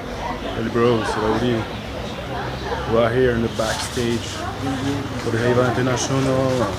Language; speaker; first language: English; non-native, local second language; French